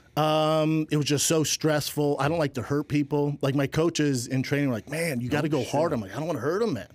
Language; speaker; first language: English; native; English